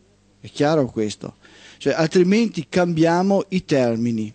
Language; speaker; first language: Italian; native; Italian